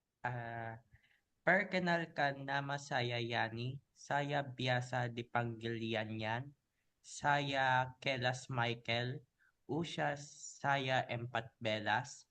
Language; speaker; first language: Indonesian; non-native, learner; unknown